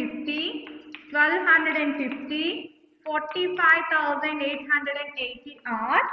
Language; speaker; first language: English; non-native, local second language; Telugu